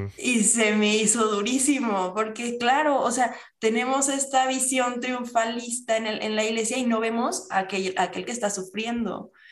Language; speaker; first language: Spanish; native; Spanish